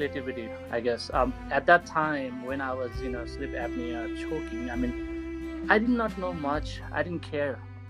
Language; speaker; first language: English; non-native, local second language; Nepali